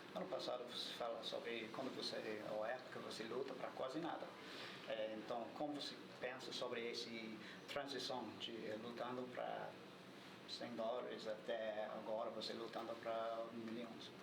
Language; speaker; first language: Portuguese; non-native, learner; English